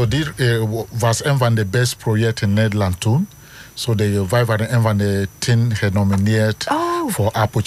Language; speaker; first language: Dutch; non-native, learner; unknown